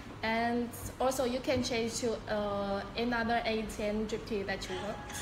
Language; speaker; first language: English; non-native, learner; Chinese